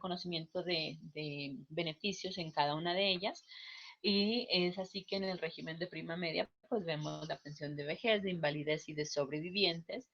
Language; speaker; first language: Spanish; native; Spanish